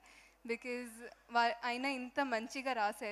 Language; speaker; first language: Telugu; non-native, fluent; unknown